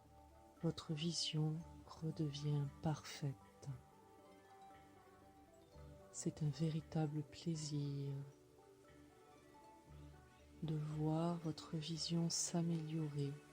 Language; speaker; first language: French; native; French